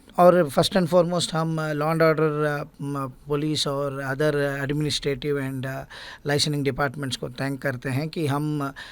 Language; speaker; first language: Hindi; non-native, local second language; Gujarati